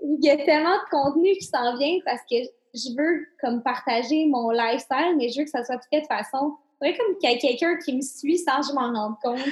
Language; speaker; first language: French; native; French